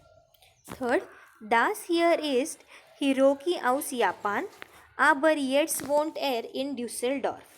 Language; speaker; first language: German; non-native, fluent; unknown